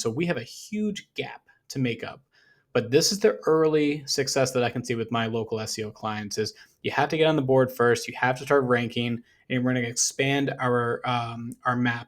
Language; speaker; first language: English; native; English